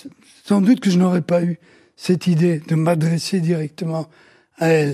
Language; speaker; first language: French; early bilingual, other home language; Italian